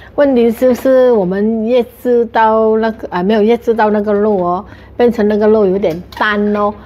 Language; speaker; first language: Chinese; native; Chinese